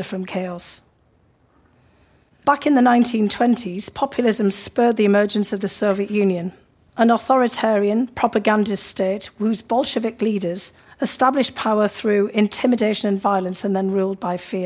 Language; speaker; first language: English; native; English